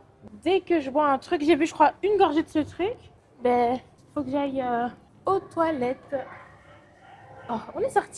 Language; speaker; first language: French; native; French